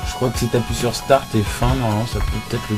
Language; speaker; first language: French; native; French